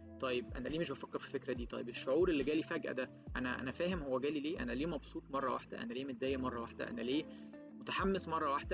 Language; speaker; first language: Arabic; native; Arabic